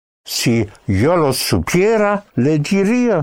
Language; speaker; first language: Spanish; non-native, fluent; English